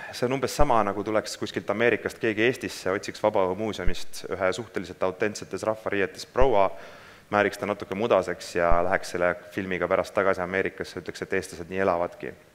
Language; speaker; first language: Estonian; native; Estonian